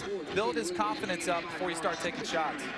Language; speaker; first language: English; native; English